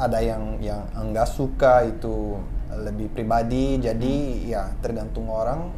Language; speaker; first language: Indonesian; non-native, fluent; Portuguese